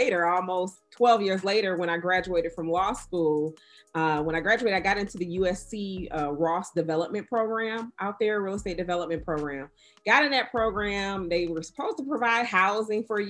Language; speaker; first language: English; native; English